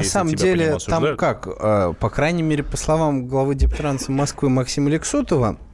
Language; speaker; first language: Russian; native; Russian